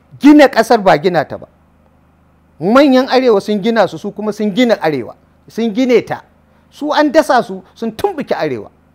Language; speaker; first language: Hausa; native; Hausa